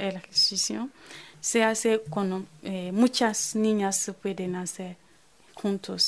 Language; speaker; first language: Spanish; non-native, fluent; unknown